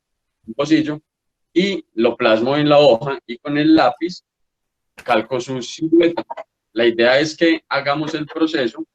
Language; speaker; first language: Spanish; native; Spanish